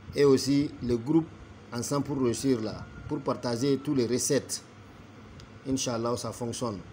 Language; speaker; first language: French; non-native, local second language; Bambara